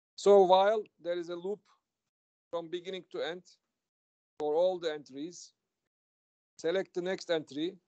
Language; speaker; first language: English; non-native, fluent; Turkish